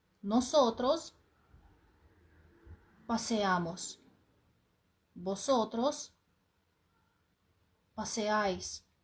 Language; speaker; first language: Spanish; non-native, fluent; Ukrainian